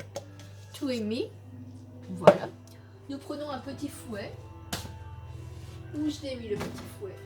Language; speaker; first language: French; native; French